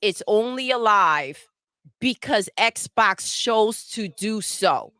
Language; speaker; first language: English; native; English